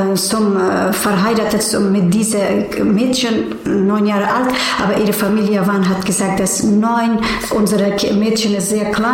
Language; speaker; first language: German; non-native, learner; Persian